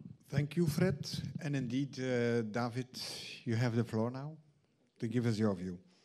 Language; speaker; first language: English; non-native, fluent; Dutch